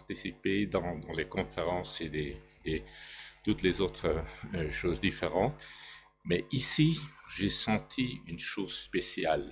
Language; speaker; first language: French; non-native, learner; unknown